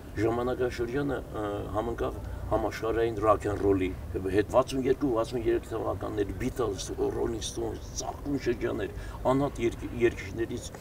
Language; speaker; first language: Armenian; native; Armenian